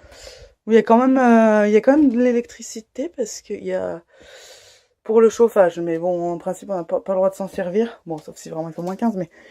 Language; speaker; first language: French; native; French